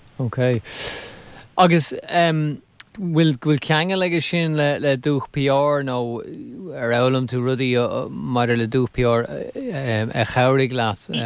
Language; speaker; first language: Irish; native; Irish